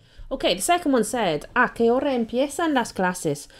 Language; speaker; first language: English; native; English